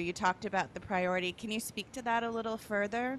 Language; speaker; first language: English; native; English